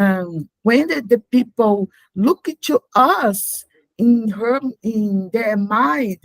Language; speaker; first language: English; non-native, learner; Portuguese